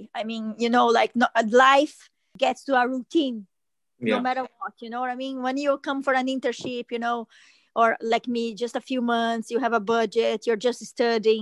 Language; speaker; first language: English; non-native, fluent; Portuguese